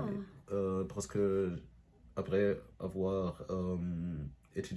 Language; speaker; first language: French; non-native, learner; English